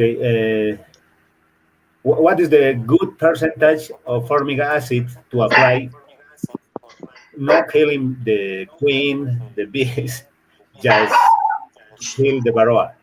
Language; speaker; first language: English; non-native, learner; Spanish